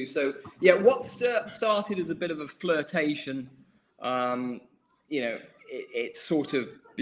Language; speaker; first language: English; native; English